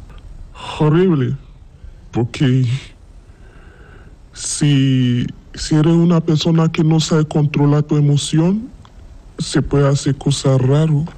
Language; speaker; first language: Spanish; non-native, learner; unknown